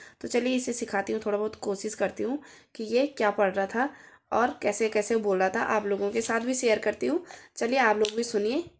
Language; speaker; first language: Hindi; native; Hindi